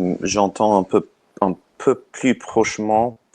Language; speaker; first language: French; non-native, learner; English